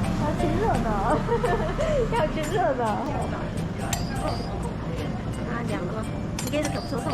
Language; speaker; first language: Chinese; non-native, learner; Korean